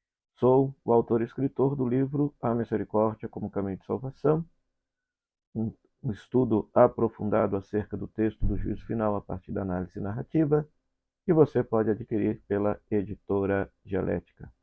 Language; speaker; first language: Portuguese; native; Portuguese